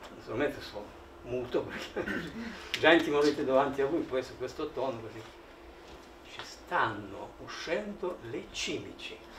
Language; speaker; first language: Italian; non-native, fluent; Russian